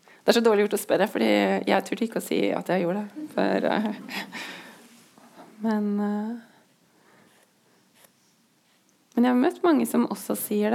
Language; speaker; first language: Norwegian; native; Norwegian